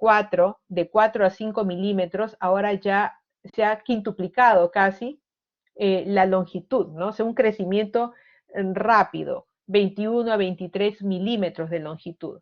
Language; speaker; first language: Spanish; native; Spanish